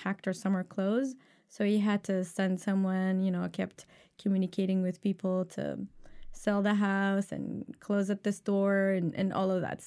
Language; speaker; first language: English; non-native, fluent; Arabic